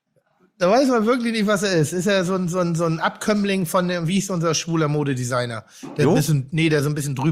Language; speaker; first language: German; native; German